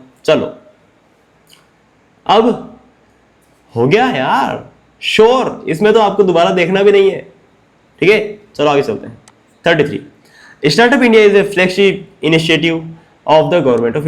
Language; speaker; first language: Hindi; native; Hindi